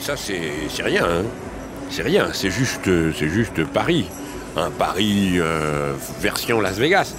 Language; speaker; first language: French; native; French